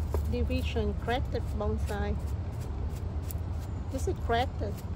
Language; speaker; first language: English; non-native, learner; Vietnamese